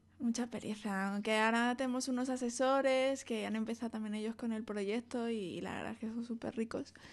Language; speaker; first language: Spanish; native; Spanish